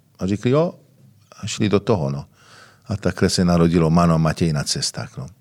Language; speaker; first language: Czech; non-native, fluent; Italian